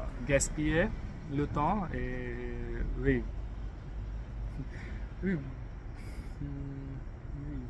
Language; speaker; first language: French; non-native, learner; English